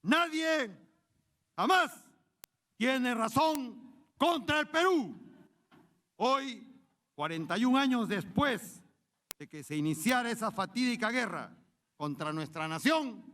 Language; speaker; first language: Spanish; native; Spanish